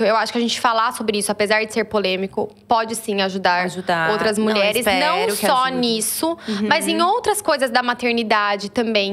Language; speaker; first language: Portuguese; native; Portuguese